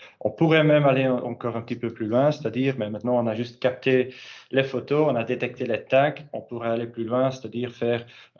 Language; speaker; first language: French; native; French